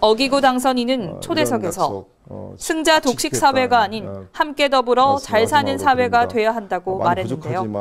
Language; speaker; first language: Korean; native; Korean